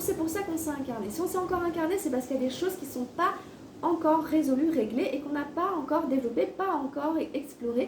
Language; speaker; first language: French; native; French